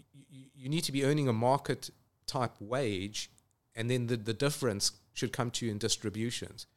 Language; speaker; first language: English; native; English